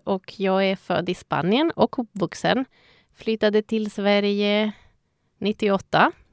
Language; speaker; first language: Swedish; non-native, fluent; Spanish